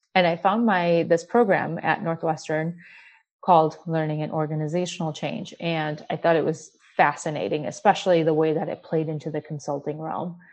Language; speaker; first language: English; early bilingual, other home language; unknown